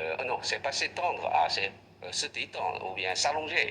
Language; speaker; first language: French; non-native, fluent; Chinese